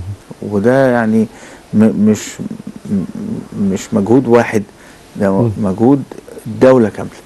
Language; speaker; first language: Arabic; native; Arabic